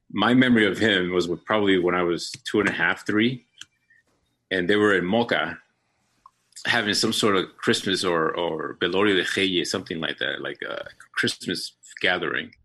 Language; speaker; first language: English; early bilingual, other home language; Spanish